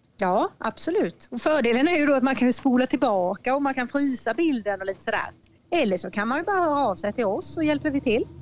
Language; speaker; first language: Swedish; native; Swedish